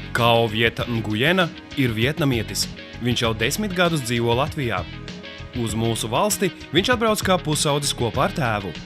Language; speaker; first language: Latvian; native; Latvian